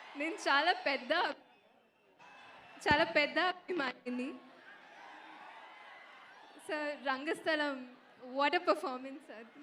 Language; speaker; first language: Telugu; non-native, local second language; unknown